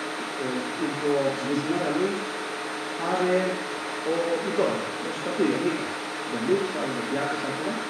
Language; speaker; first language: Romanian; non-native, learner; Greek